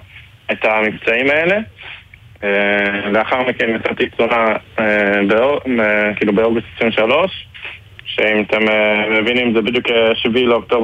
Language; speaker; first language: Hebrew; non-native, fluent; English